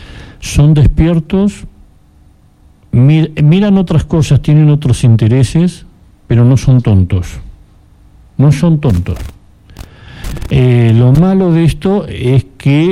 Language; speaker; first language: Spanish; native; Spanish